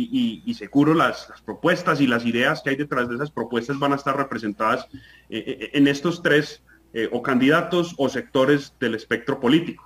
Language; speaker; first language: Spanish; native; Spanish